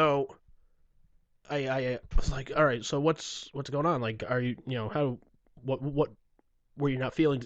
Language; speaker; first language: English; native; English